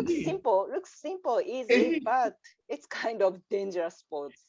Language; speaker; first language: English; non-native, learner; Japanese